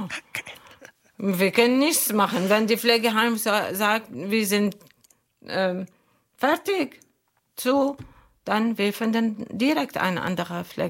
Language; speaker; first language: German; non-native, learner; Arabic